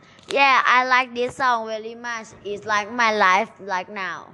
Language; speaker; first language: English; non-native, learner; Thai